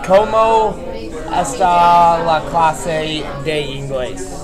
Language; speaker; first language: Spanish; non-native, learner; English